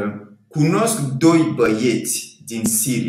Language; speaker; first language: Romanian; non-native, fluent; French